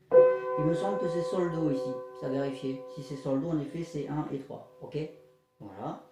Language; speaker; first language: French; native; French